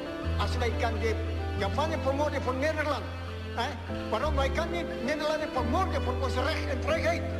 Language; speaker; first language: Dutch; non-native, learner; Malay